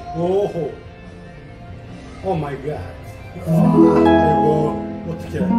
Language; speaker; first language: Korean; non-native, learner; Turkish